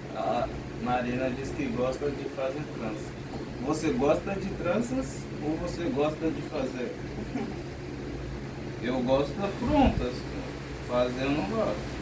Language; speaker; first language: Portuguese; non-native, learner; Haitian Creole